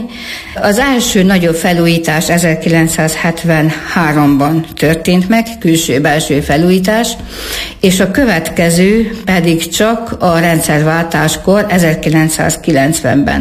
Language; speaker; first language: Hungarian; native; Hungarian